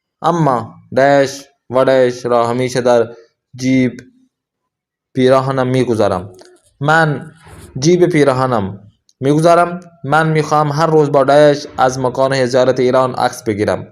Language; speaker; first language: Persian; non-native, fluent; Urdu